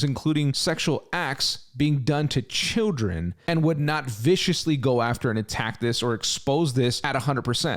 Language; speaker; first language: English; native; English